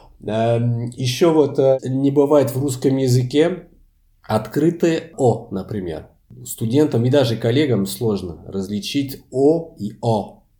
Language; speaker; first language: Russian; non-native, fluent; Portuguese